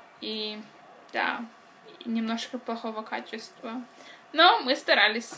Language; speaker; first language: Russian; early bilingual, heritage; Russian